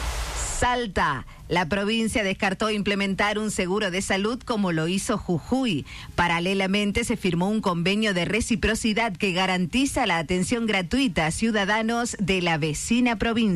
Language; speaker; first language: Spanish; native; Spanish